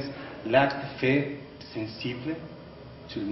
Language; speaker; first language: French; non-native, learner; Spanish